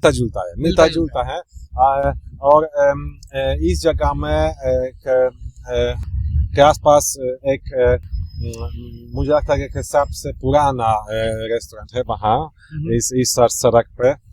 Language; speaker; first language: Hindi; non-native, learner; Polish